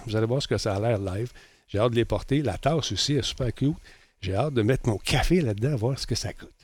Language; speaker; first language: French; native; French